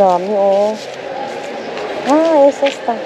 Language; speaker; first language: Spanish; non-native, fluent; Filipino